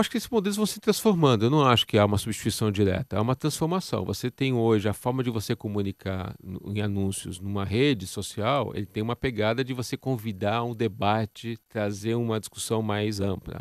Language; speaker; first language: Portuguese; native; Portuguese